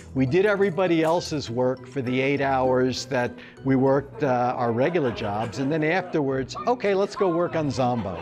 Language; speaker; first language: English; native; English